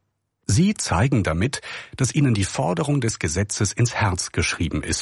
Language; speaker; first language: German; native; German